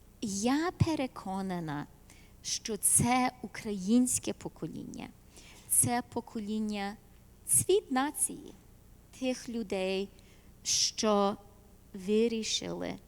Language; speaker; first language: Ukrainian; early bilingual, heritage; Ukrainian